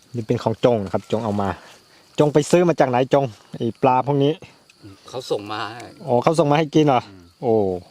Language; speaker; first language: Thai; native; Thai